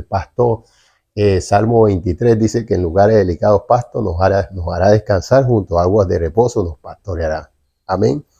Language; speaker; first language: Spanish; native; Spanish